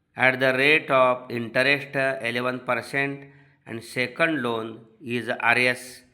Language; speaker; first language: English; non-native, local second language; Marathi